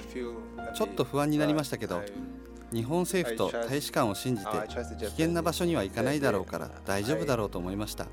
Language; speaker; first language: Japanese; non-native, fluent; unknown